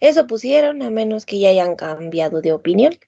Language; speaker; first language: Spanish; native; Spanish